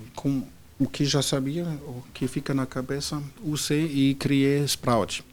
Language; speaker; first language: Portuguese; non-native, fluent; German